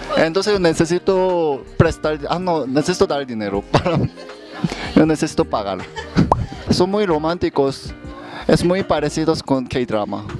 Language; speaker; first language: Spanish; non-native, learner; Korean